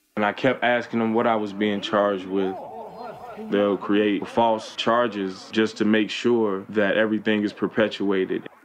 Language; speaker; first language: English; native; English